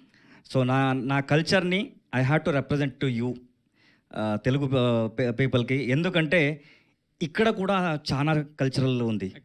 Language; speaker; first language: Telugu; non-native, learner; Kannada